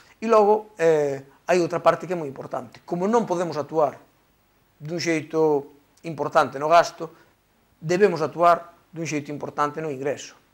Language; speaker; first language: Galician; native; Galician